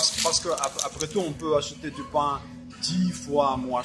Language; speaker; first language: French; non-native, fluent; Russian